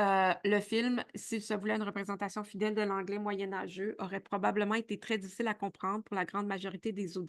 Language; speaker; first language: French; native; French